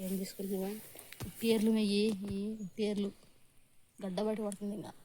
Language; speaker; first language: Telugu; native; Telugu